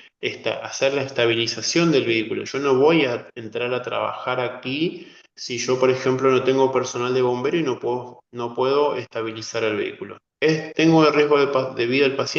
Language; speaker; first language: Spanish; native; Spanish